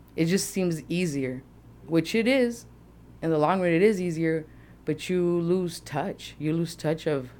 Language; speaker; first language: English; early bilingual, other home language; Spanish